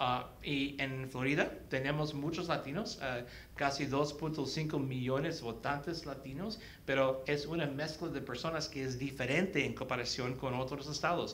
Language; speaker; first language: Spanish; early bilingual, heritage; Spanish